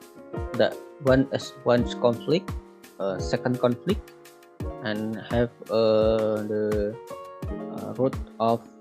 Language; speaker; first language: English; non-native, learner; Indonesian